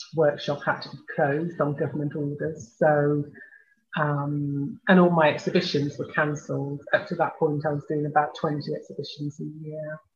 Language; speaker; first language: English; native; English